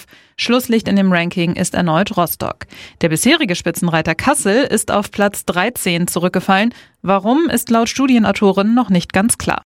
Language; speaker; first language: German; native; German